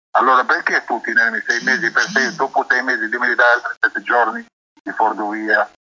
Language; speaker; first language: Italian; non-native, learner; Arabic